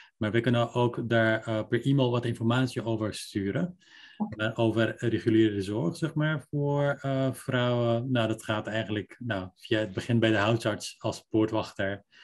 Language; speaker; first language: Dutch; early bilingual, other home language; Persian